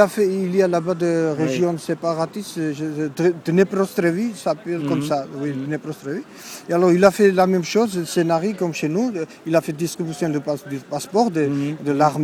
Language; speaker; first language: French; non-native, learner; Georgian